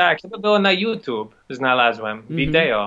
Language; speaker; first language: Polish; non-native, learner; English